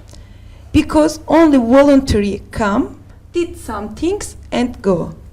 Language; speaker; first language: English; non-native, learner; Turkish